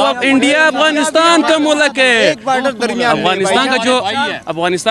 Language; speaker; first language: Hindi; non-native, learner; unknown